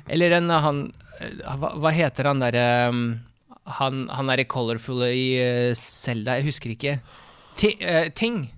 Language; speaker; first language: Norwegian; early bilingual, other home language; Russian